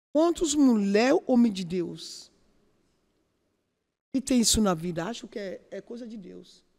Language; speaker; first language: Portuguese; non-native, learner; Yoruba